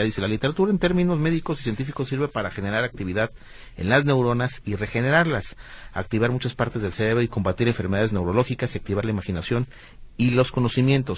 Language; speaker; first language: Spanish; native; Spanish